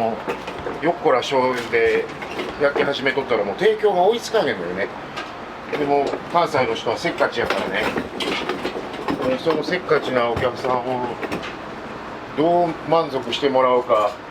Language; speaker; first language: Japanese; native; Japanese